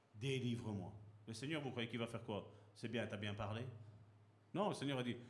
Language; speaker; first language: French; native; French